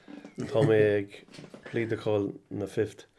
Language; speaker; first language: Irish; non-native, local second language; English